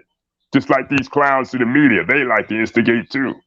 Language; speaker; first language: English; native; English